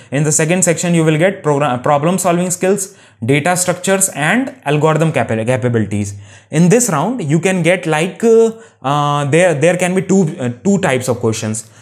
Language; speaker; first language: English; non-native, local second language; Hindi